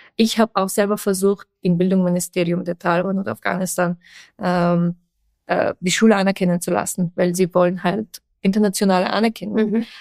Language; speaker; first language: German; non-native, fluent; Persian